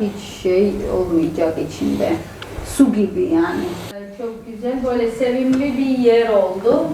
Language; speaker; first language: Turkish; non-native, fluent; Georgian